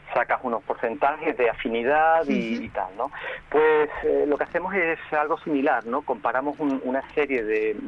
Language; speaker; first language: Spanish; native; Spanish